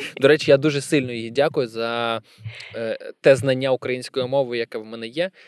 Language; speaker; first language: Ukrainian; non-native, local second language; Russian